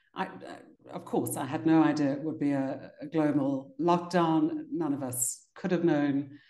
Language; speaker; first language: English; native; English